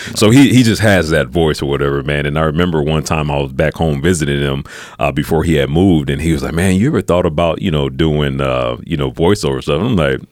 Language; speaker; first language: English; native; English